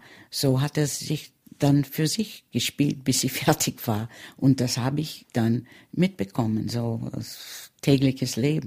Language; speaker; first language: German; early bilingual, heritage; German